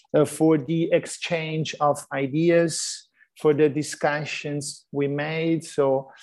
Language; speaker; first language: English; non-native, fluent; Italian